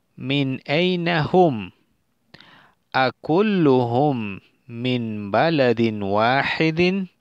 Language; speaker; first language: Arabic; non-native, fluent; Spanish